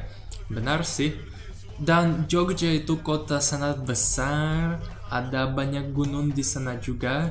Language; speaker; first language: Indonesian; non-native, learner; Russian